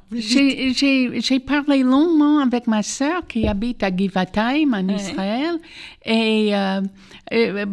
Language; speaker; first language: French; non-native, fluent; English